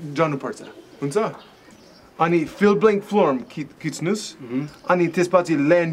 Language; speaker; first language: Nepali; non-native, learner; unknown